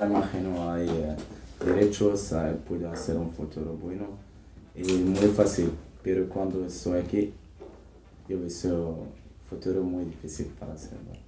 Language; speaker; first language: Spanish; non-native, learner; Arabic